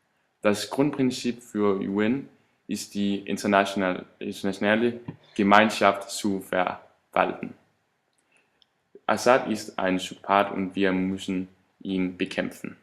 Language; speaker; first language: German; non-native, learner; Danish